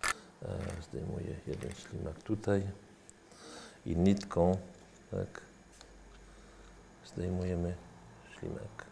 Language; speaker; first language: Polish; non-native, fluent; French